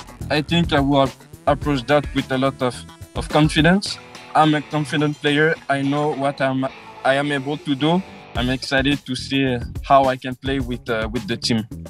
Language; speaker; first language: English; non-native, fluent; French